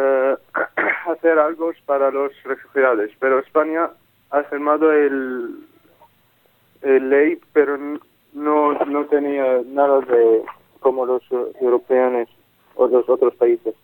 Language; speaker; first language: Spanish; non-native, learner; Arabic